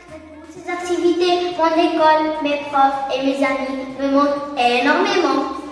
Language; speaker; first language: French; non-native, fluent; Arabic